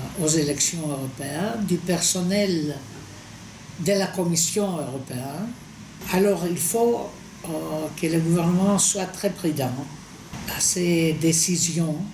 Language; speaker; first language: French; non-native, fluent; Greek